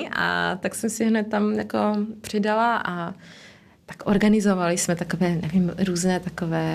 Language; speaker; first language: Czech; early bilingual, heritage; Czech